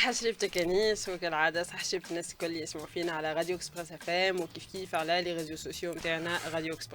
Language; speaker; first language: Arabic; native; Arabic